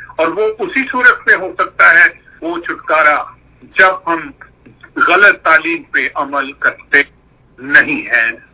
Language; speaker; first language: Urdu; non-native, local second language; Punjabi